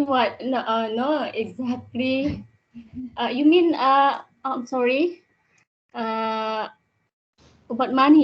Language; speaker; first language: English; non-native, learner; Indonesian